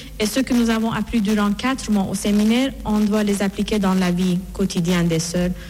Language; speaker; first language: French; non-native, fluent; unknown